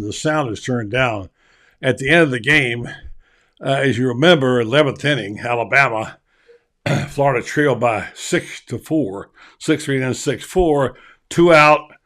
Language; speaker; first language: English; native; English